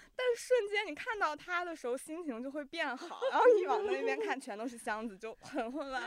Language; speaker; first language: Chinese; native; Chinese